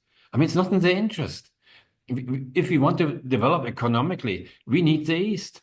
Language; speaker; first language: English; non-native, fluent; German